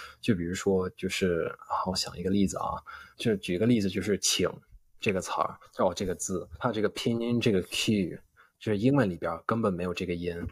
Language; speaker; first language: Chinese; non-native, fluent; English